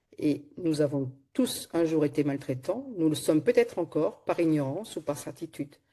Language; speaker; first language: French; native; French